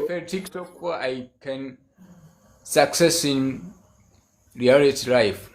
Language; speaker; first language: English; non-native, learner; Swahili